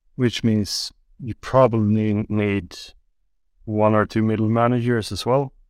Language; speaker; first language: English; non-native, fluent; Swedish